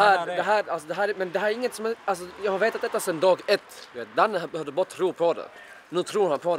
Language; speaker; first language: Swedish; native; Swedish